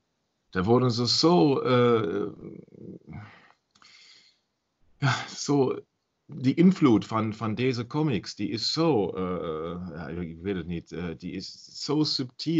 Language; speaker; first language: Dutch; non-native, learner; German